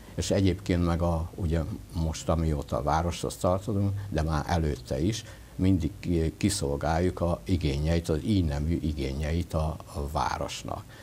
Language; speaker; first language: Hungarian; native; Hungarian